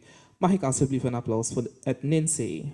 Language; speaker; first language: Dutch; native; Dutch